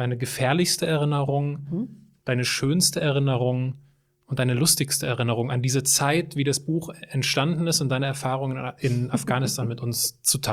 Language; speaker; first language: German; native; German